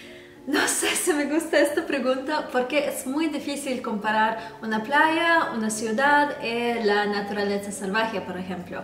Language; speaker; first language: Spanish; non-native, fluent; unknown